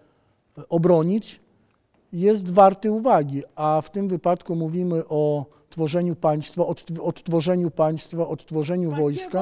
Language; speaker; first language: Polish; native; Polish